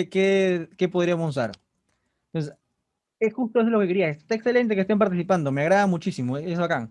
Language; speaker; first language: Spanish; native; Spanish